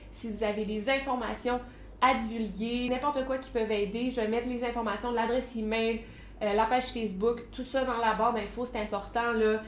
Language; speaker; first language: French; native; French